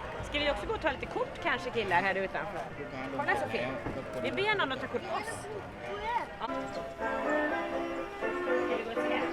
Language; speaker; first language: Swedish; native; Swedish